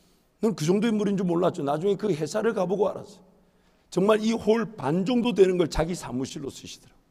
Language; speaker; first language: Korean; native; Korean